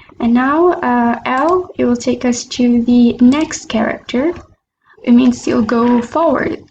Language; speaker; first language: English; non-native, local second language; Malay